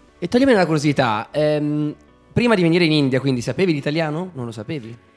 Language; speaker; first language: Italian; native; Italian